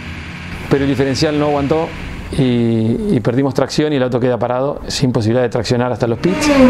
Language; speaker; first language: Spanish; native; Spanish